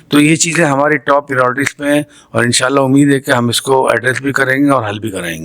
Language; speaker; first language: Urdu; native; Urdu